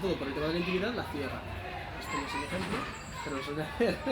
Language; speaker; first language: Spanish; native; Spanish